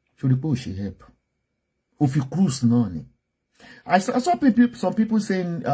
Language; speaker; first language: English; non-native, local second language; Yoruba